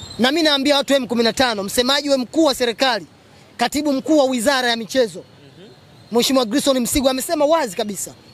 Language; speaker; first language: Swahili; native; Swahili